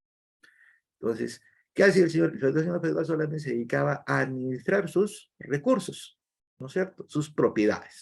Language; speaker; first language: Spanish; native; Spanish